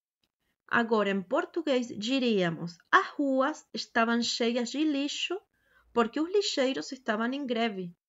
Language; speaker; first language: Portuguese; non-native, fluent; Spanish